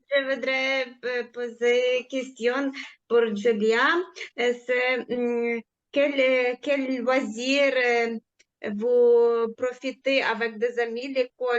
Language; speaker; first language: French; non-native, learner; Ukrainian